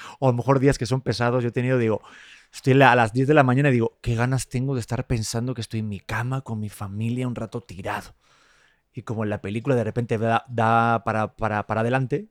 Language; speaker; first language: Spanish; native; Spanish